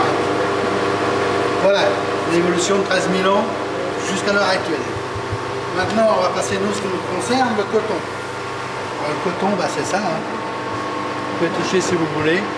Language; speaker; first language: French; native; French